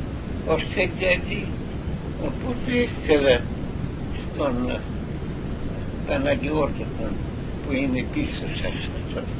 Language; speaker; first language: Greek; non-native, learner; Russian